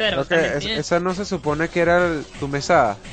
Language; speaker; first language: Spanish; native; Spanish